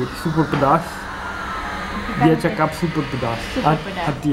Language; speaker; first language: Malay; non-native, learner; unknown